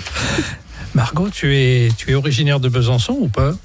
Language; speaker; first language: French; native; French